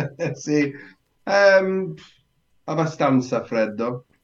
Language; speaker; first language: Italian; non-native, learner; English